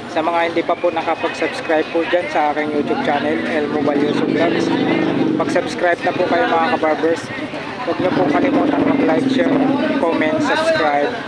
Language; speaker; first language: Filipino; non-native, local second language; Cebuano